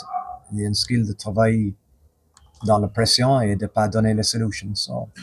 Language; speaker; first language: French; non-native, fluent; English